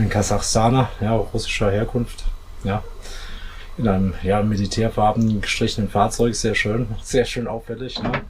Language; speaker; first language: German; native; German